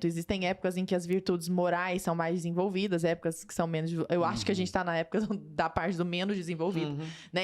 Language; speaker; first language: Portuguese; native; Portuguese